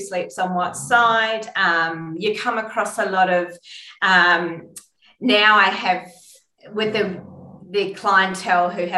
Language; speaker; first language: English; native; English